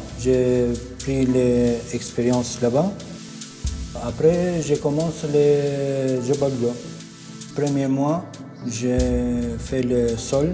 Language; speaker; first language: French; non-native, learner; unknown